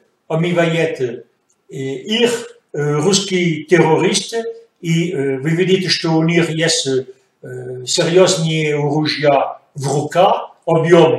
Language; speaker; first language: Russian; non-native, fluent; French